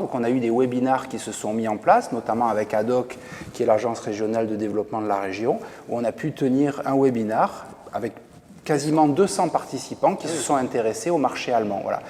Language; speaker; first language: French; native; French